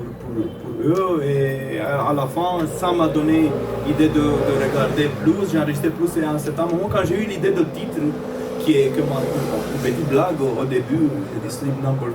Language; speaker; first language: French; non-native, fluent; Romanian